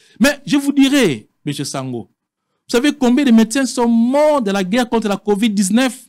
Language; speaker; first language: French; non-native, local second language; Lingala